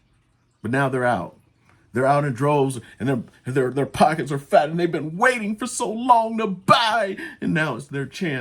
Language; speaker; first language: English; native; English